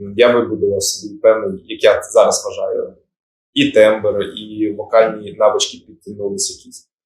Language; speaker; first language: Ukrainian; native; Ukrainian